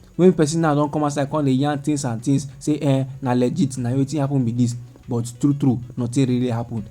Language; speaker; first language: Nigerian Pidgin; native; Nigerian Pidgin